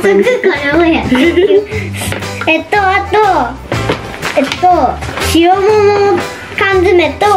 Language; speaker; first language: Japanese; native; Japanese